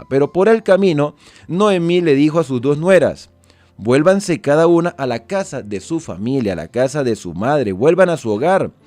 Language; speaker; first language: Spanish; native; Spanish